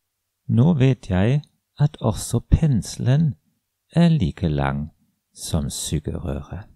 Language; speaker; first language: Norwegian; non-native, fluent; German